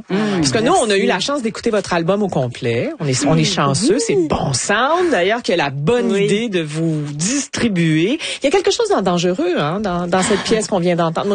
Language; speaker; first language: French; native; French